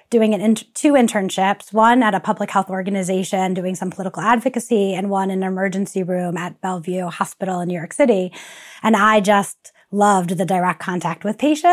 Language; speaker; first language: English; native; English